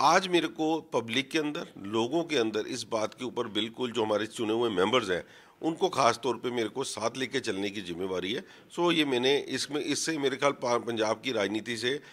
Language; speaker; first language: Hindi; non-native, local second language; Punjabi